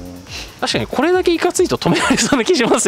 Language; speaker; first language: Japanese; native; Japanese